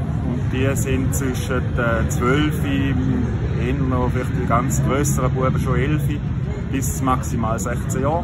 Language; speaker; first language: German; native; German